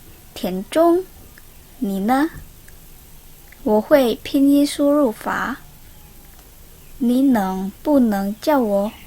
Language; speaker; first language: Chinese; non-native, learner; Indonesian